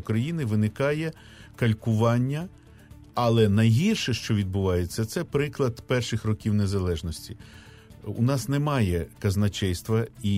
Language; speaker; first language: Ukrainian; native; Ukrainian